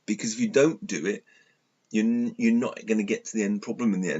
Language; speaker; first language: English; native; English